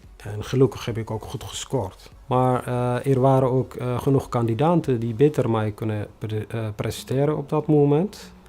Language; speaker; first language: Dutch; non-native, fluent; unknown